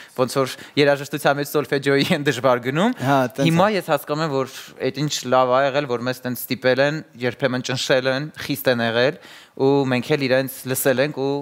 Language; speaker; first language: Armenian; native; Armenian